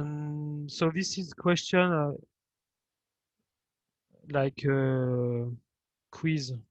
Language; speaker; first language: English; non-native, fluent; French